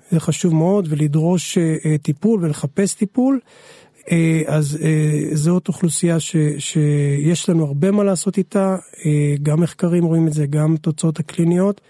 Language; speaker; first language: Hebrew; native; Hebrew